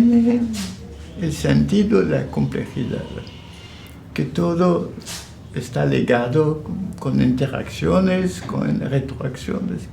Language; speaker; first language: Spanish; non-native, fluent; French